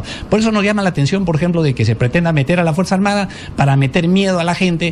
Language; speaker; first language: Spanish; native; Spanish